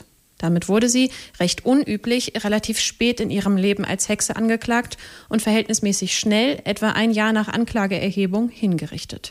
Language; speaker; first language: German; native; German